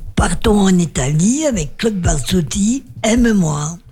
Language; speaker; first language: French; native; French